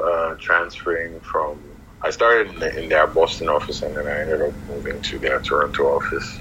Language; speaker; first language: English; non-native, local second language; Yoruba